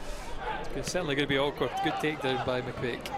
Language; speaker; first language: English; native; English